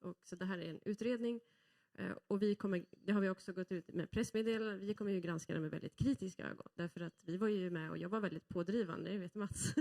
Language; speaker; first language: Swedish; native; Swedish